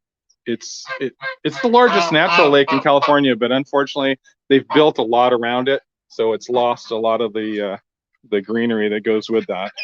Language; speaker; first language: English; native; English